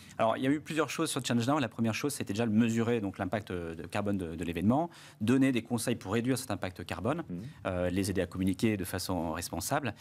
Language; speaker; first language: French; native; French